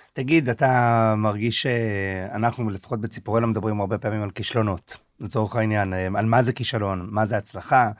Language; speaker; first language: Hebrew; early bilingual, heritage; Hebrew